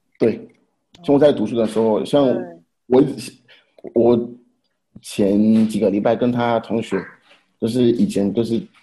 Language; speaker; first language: Chinese; non-native, fluent; Haitian Creole